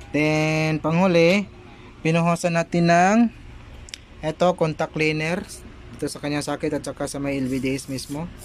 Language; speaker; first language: Filipino; non-native, local second language; Cebuano